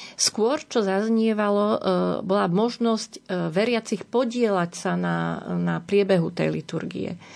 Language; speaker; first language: Slovak; native; Slovak